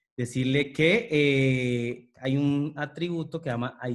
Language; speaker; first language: Spanish; native; Spanish